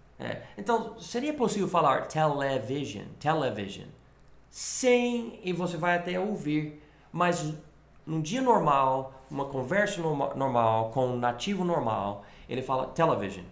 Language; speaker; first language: Portuguese; non-native, fluent; English